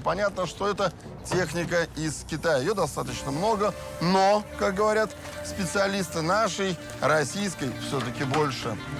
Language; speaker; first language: Russian; native; Russian